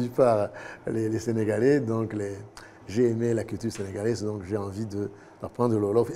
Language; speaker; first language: French; non-native, local second language; Kinyarwanda